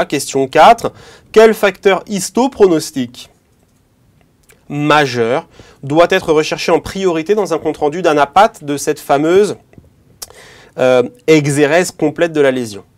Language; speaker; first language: French; native; French